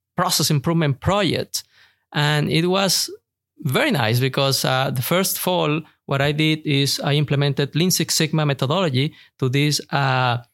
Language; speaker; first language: English; non-native, fluent; Spanish